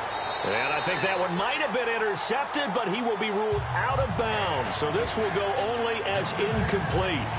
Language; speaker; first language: English; native; English